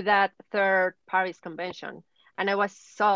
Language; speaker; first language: English; native; English